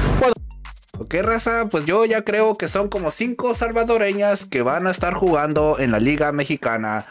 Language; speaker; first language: Spanish; native; Spanish